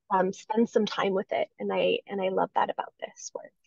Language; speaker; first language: English; native; English